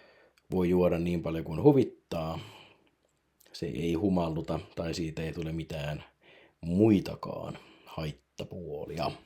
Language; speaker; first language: Finnish; native; Finnish